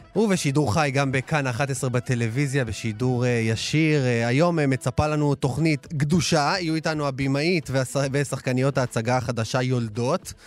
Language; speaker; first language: Hebrew; native; Hebrew